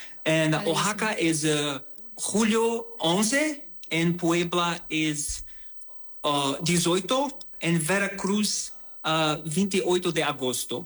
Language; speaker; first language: Portuguese; non-native, learner; Spanish